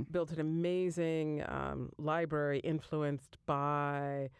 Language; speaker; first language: English; native; English